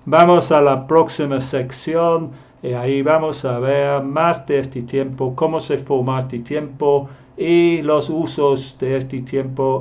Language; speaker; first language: Spanish; non-native, fluent; English